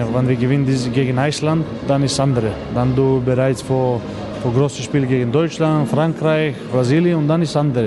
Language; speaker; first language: German; non-native, learner; Macedonian